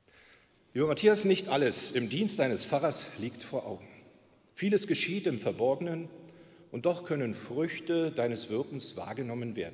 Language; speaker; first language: German; native; German